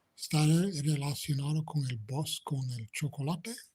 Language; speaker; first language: Spanish; non-native, fluent; English